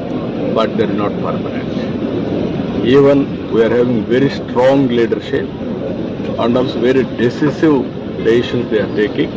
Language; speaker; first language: English; non-native, local second language; Telugu